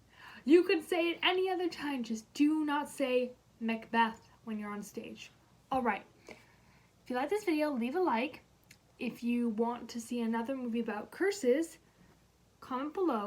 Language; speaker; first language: English; native; English